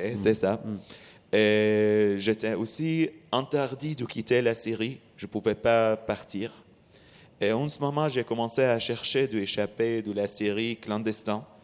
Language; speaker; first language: French; non-native, learner; Arabic